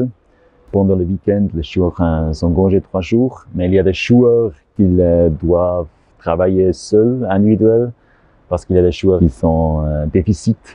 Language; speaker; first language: French; non-native, learner; German